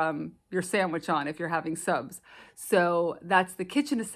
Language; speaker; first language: English; native; English